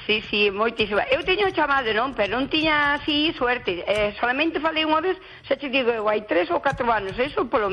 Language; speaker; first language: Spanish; non-native, local second language; Galician